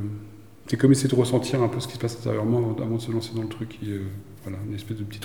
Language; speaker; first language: French; native; French